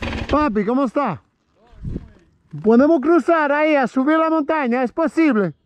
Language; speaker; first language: Spanish; non-native, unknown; French